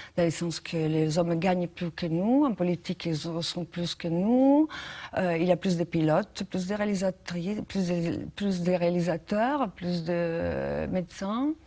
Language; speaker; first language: French; non-native, fluent; Italian